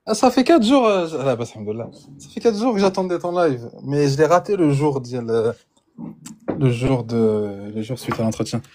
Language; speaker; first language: French; non-native, fluent; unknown